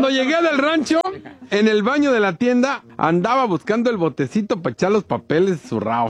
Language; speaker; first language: Spanish; native; Spanish